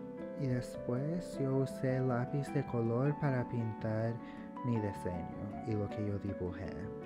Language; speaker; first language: Spanish; early bilingual, heritage; English